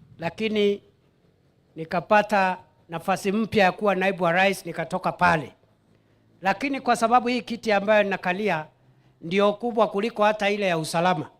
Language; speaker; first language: Swahili; non-native, local second language; Meru